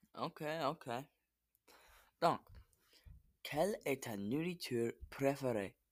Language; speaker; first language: French; non-native, learner; English